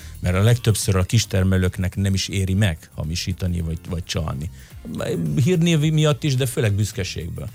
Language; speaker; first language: Hungarian; early bilingual, other home language; Italian